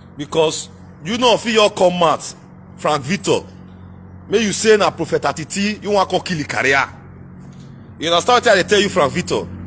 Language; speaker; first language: Nigerian Pidgin; non-native, local second language; Bini